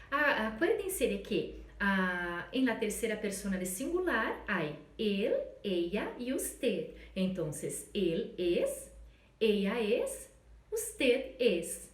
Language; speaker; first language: Spanish; non-native, fluent; Portuguese